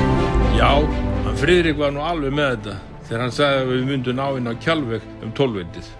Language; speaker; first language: Icelandic; native; Icelandic